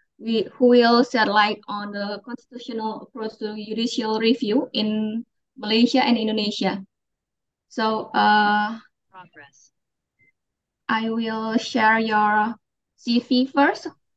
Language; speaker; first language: English; non-native, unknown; Indonesian